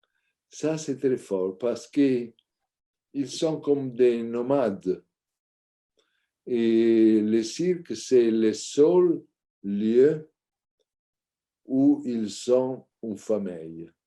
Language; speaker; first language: French; non-native, learner; Italian